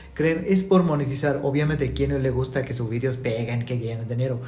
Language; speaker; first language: Spanish; non-native, fluent; Urdu